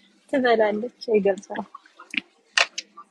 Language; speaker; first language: German; non-native, learner; Amharic